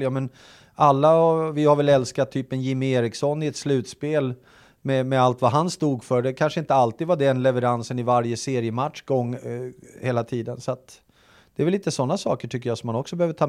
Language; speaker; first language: Swedish; native; Swedish